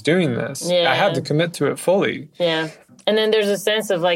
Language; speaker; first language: English; non-native, fluent; French